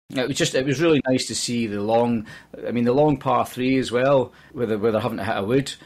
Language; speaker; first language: English; native; English